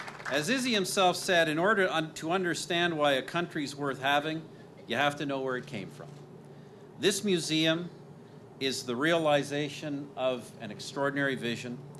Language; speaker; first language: English; native; English